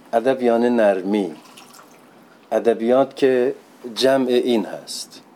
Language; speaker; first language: Persian; non-native, fluent; Turkish